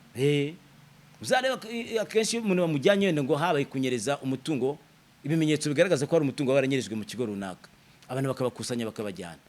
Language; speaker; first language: Kinyarwanda; native; Kinyarwanda